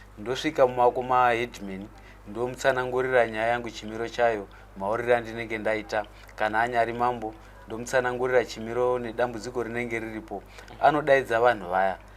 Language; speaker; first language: Shona; native; Shona